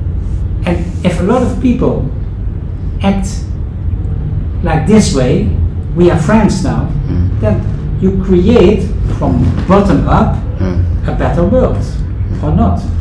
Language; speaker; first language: English; non-native, fluent; Dutch